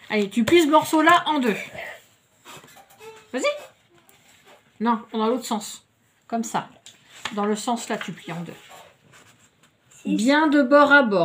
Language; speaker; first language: French; native; French